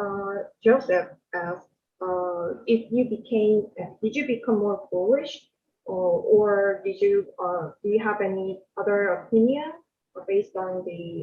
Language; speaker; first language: English; non-native, fluent; Korean